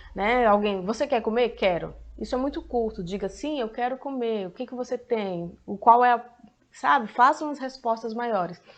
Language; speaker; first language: Portuguese; native; Portuguese